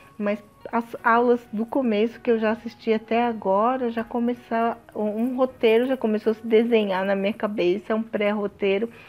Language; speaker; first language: Portuguese; native; Portuguese